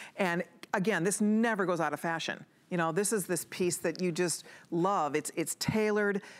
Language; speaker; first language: English; native; English